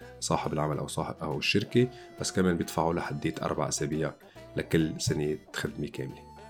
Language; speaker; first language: Arabic; native; Arabic